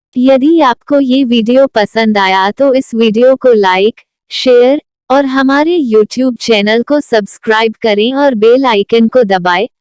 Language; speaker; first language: Hindi; non-native, local second language; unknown